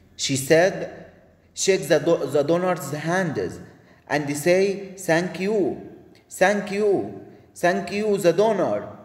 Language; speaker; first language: English; non-native, learner; Arabic